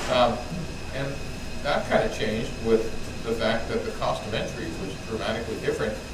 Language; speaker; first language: English; native; English